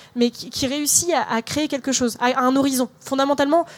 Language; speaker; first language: French; native; French